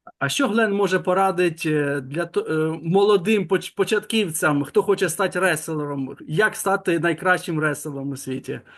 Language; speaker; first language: Ukrainian; native; Ukrainian